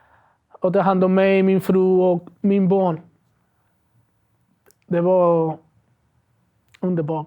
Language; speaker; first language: Swedish; non-native, learner; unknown